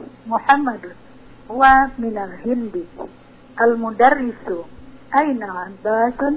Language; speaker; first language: Arabic; non-native, learner; Indonesian